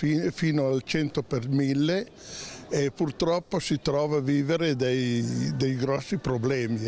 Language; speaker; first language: Italian; native; Italian